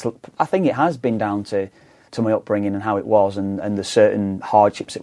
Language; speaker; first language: English; native; English